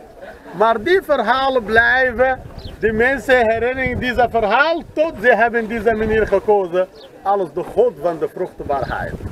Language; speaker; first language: Dutch; non-native, learner; Arabic